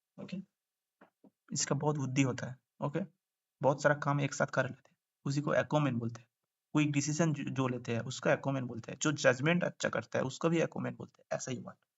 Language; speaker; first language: Hindi; non-native, local second language; Bangla